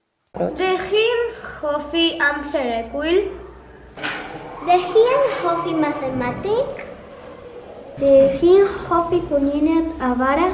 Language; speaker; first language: Welsh; non-native, learner; Spanish